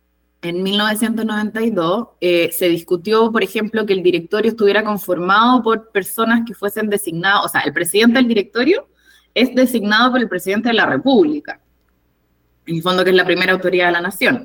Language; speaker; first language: Spanish; native; Spanish